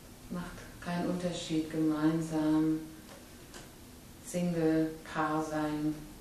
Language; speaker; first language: German; native; German